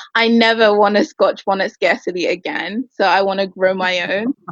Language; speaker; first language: English; native; English